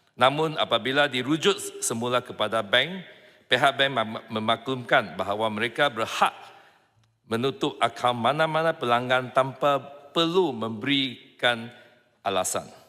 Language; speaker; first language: Malay; non-native, local second language; Chinese